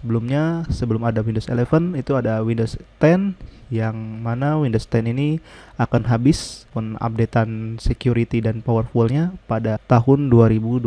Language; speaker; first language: Indonesian; native; Indonesian